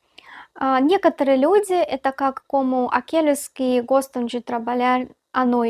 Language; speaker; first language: Portuguese; non-native, fluent; Russian